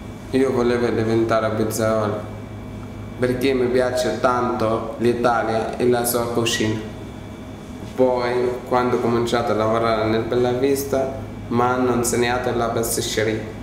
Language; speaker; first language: Italian; non-native, fluent; Arabic